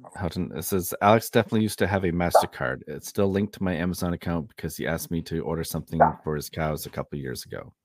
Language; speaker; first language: English; native; English